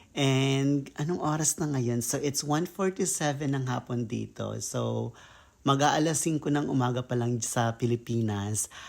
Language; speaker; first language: Filipino; non-native, local second language; Kinaray-a